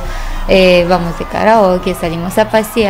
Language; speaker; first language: Spanish; non-native, fluent; Romanian